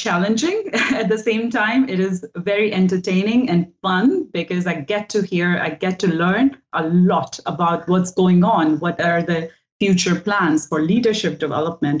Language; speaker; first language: English; non-native, local second language; Hindi